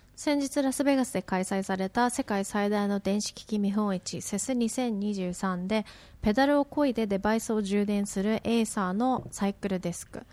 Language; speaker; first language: Japanese; early bilingual, heritage; Japanese